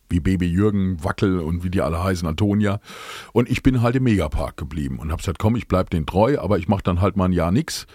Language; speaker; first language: German; native; German